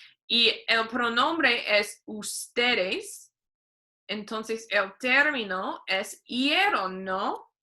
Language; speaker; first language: Spanish; non-native, fluent; English